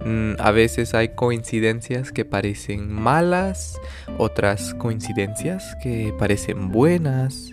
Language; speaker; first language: Spanish; early bilingual, other home language; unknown